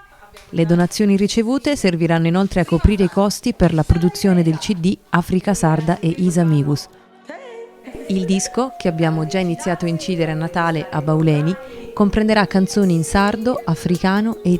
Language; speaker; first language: Italian; native; Italian